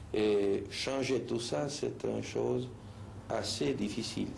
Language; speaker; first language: French; non-native, fluent; Spanish